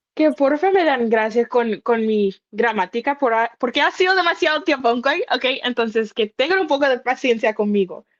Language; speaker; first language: Spanish; early bilingual, other home language; English